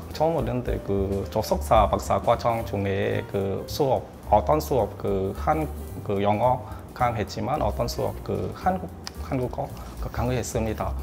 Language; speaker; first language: Korean; non-native, learner; Vietnamese